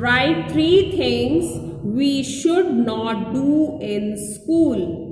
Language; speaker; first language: English; non-native, local second language; Hindi